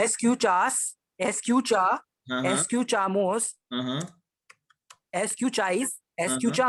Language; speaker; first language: Spanish; non-native, learner; Hindi